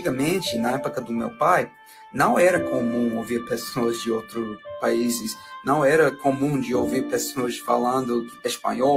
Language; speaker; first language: Portuguese; non-native, fluent; English